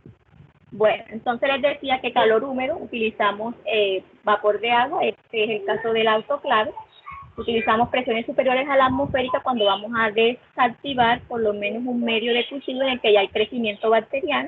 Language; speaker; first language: Spanish; native; Spanish